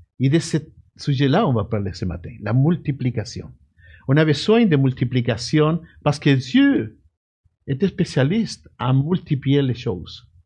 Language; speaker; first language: French; non-native, fluent; Spanish